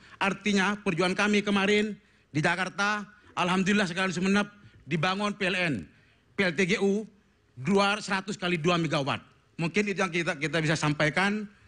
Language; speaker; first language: Indonesian; non-native, local second language; Madurese